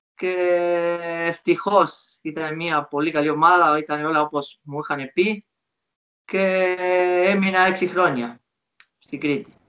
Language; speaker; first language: Greek; non-native, fluent; Spanish